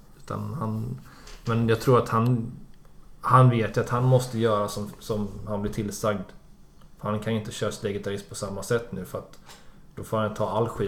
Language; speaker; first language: Swedish; native; Swedish